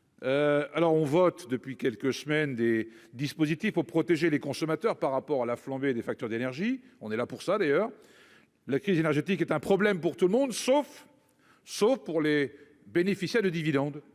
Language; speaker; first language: French; native; French